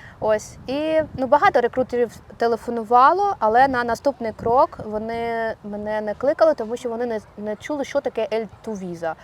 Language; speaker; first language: Ukrainian; non-native, local second language; Russian